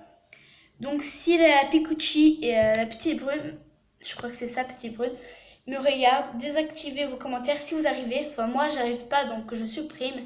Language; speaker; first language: French; native; French